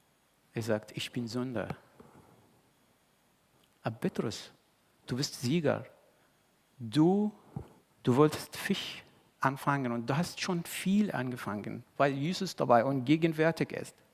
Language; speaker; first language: German; non-native, fluent; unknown